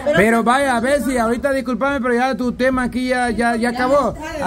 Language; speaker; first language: Spanish; native; Spanish